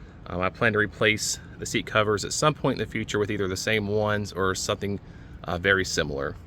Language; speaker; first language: English; native; English